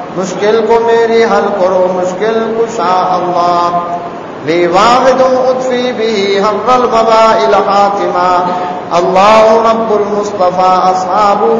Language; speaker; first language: Urdu; non-native, local second language; Saraiki